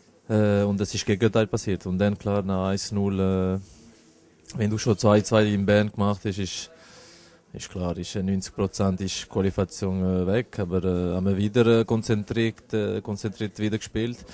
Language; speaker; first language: German; non-native, fluent; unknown